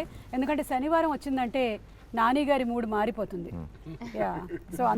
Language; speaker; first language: Telugu; native; Telugu